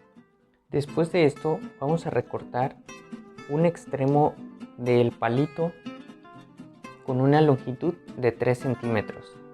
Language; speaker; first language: Spanish; native; Spanish